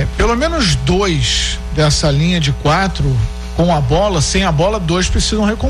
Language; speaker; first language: Portuguese; native; Portuguese